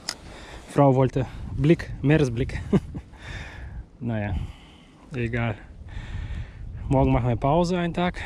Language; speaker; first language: German; non-native, fluent; Russian